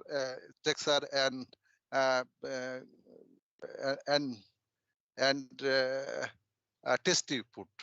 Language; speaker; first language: English; non-native, learner; Bangla